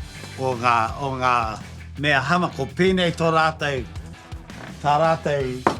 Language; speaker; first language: Māori; native; Māori